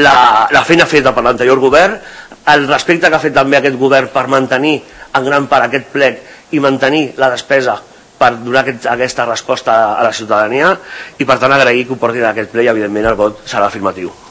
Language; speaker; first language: Catalan; native; Catalan